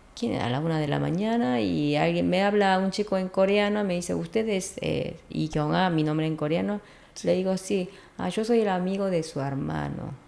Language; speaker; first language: Spanish; early bilingual, other home language; Korean